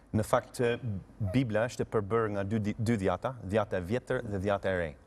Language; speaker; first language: Albanian; non-native, fluent; English